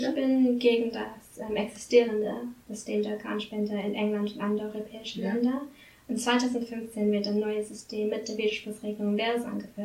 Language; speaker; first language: German; non-native, learner; English